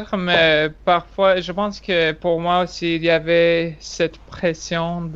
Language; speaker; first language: French; non-native, fluent; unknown